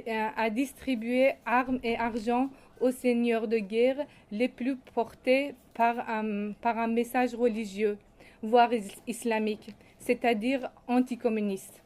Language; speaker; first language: French; non-native, fluent; Persian